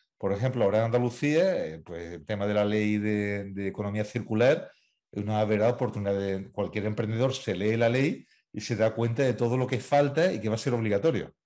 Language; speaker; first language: Spanish; native; Spanish